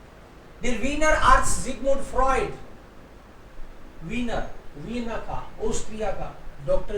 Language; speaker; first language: German; non-native, fluent; Hindi